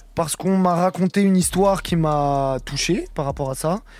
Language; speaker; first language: French; native; French